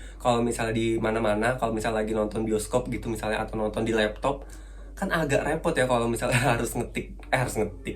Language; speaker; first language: Indonesian; native; Indonesian